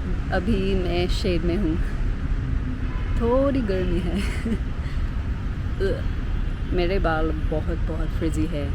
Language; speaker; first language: Hindi; non-native, learner; English